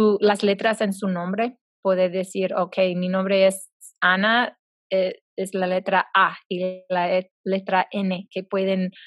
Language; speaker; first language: Spanish; non-native, fluent; English